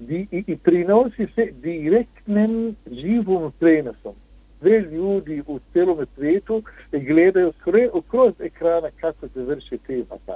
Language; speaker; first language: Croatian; non-native, fluent; Arabic